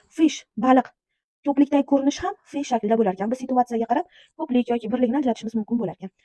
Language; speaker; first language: Uzbek; native; Uzbek